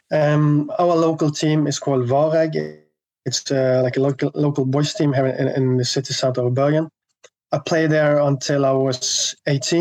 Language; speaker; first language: English; non-native, fluent; Norwegian